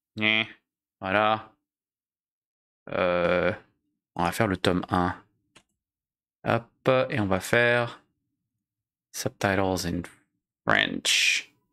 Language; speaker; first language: French; native; French